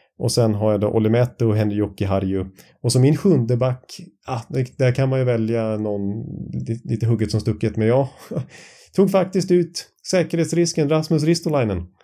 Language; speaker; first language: Swedish; native; Swedish